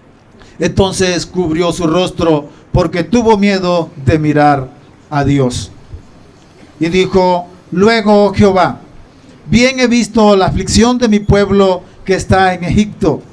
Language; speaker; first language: Spanish; native; Spanish